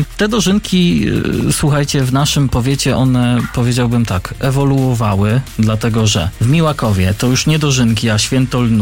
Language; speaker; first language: Polish; native; Polish